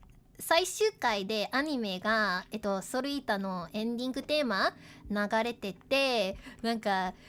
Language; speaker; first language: Japanese; non-native, learner; English